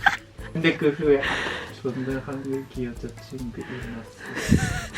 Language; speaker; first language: Korean; non-native, learner; Japanese